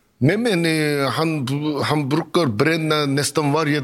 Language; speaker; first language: Swedish; non-native, learner; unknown